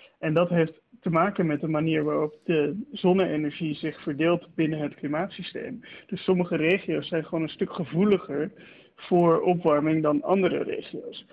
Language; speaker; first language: Dutch; native; Dutch